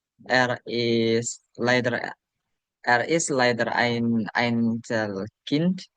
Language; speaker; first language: German; non-native, learner; Indonesian